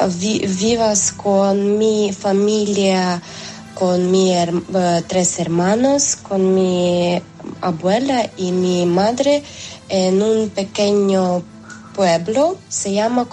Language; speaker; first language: Spanish; non-native, learner; Ukrainian